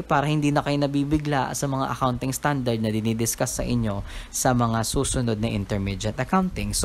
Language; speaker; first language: Filipino; native; Filipino